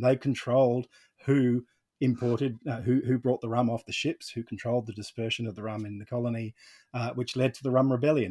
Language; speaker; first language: English; native; English